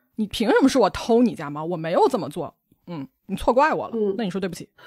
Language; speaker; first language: Chinese; native; Chinese